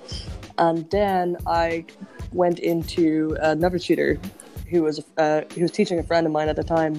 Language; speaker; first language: English; native; English